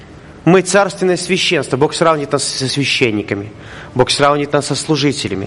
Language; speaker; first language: Russian; native; Russian